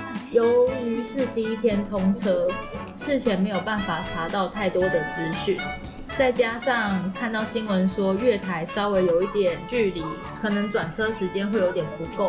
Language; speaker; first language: Chinese; native; Chinese